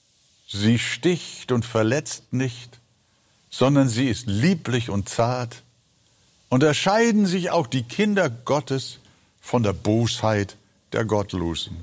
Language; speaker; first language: German; native; German